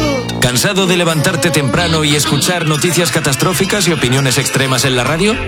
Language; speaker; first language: Spanish; native; Spanish